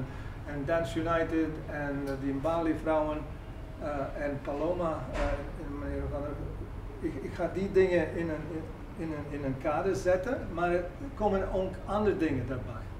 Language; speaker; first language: Dutch; non-native, fluent; English